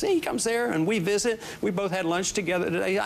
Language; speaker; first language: English; native; English